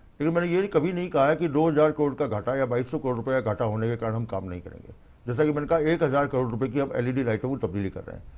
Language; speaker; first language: Hindi; native; Hindi